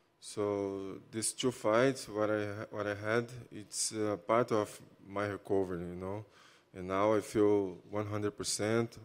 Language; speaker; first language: English; non-native, learner; Portuguese